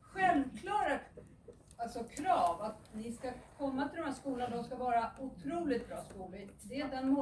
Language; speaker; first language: Swedish; native; Swedish